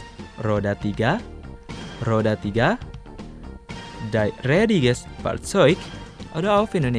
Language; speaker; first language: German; non-native, fluent; Indonesian